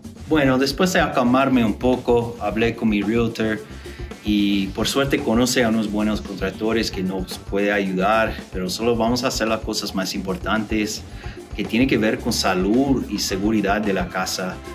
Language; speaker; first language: Spanish; non-native, fluent; English